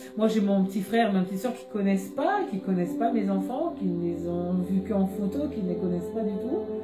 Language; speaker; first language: French; native; French